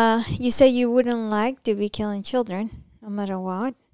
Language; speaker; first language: English; non-native, fluent; Spanish